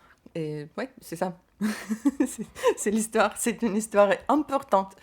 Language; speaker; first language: French; non-native, learner; Lithuanian